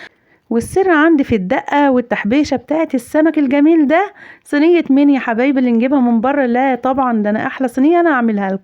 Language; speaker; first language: Arabic; native; Arabic